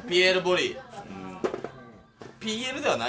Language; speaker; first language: Japanese; native; Japanese